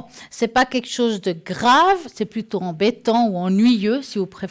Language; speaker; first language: French; native; French